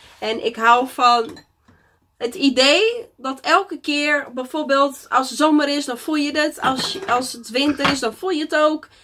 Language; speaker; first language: Dutch; non-native, fluent; Portuguese